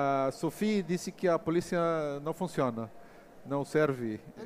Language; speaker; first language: Portuguese; non-native, fluent; English